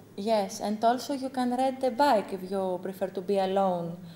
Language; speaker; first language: English; non-native, fluent; Greek